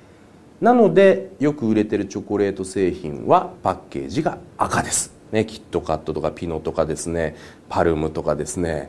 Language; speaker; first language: Japanese; native; Japanese